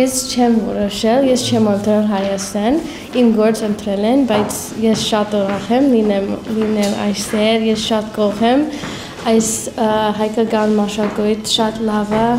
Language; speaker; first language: Armenian; non-native, learner; English